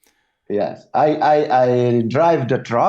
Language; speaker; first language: English; non-native, learner; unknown